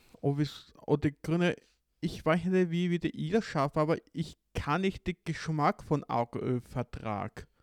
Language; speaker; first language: German; non-native, learner; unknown